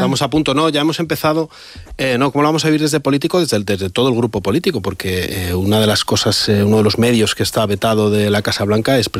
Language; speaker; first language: Spanish; native; Spanish